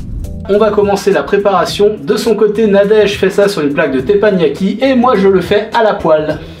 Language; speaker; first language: French; native; French